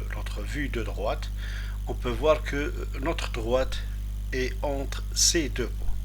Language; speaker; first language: French; non-native, local second language; Arabic